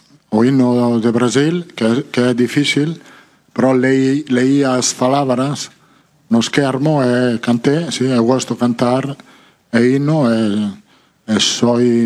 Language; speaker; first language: Portuguese; non-native, fluent; Italian